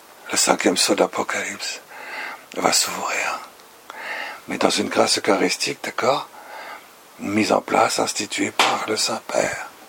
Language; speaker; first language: French; native; French